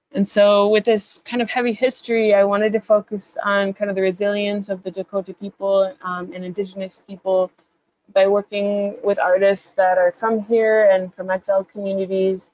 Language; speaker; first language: English; native; English